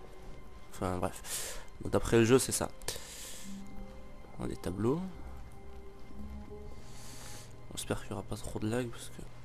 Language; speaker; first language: French; native; French